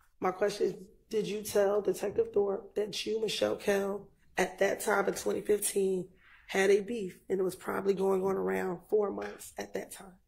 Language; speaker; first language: English; native; English